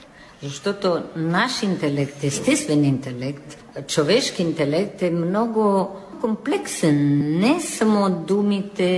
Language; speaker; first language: Bulgarian; non-native, fluent; Italian